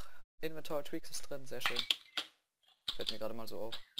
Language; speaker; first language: German; native; German